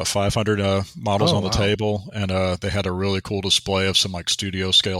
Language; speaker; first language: English; native; English